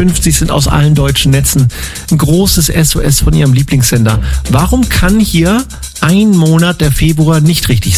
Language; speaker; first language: German; native; German